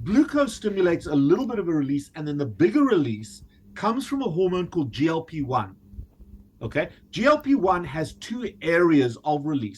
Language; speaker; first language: English; native; English